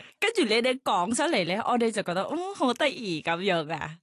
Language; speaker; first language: Cantonese; non-native, learner; Thai